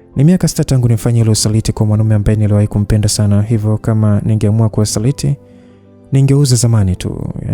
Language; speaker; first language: Swahili; native; Swahili